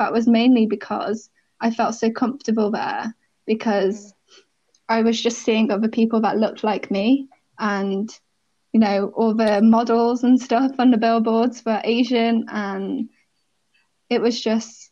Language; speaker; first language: English; native; English